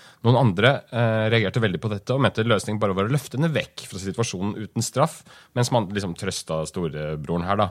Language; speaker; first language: Norwegian; native; Norwegian